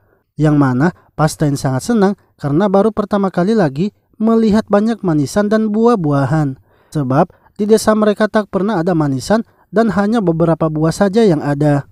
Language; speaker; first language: Indonesian; native; Indonesian